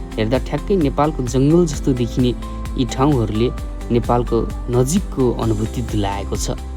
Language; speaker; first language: Nepali; native; Nepali